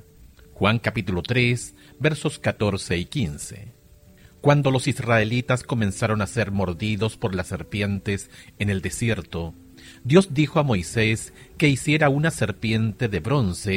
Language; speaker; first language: Spanish; native; Spanish